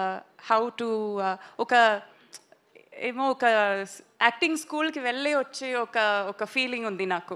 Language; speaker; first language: Telugu; non-native, local second language; Tamil